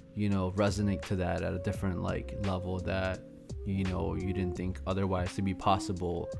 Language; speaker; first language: English; early bilingual, other home language; Spanish